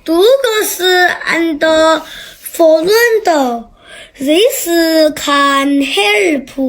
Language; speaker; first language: English; non-native, learner; Chinese